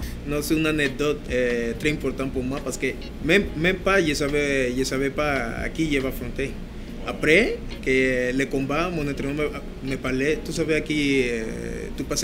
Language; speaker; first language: French; non-native, learner; Spanish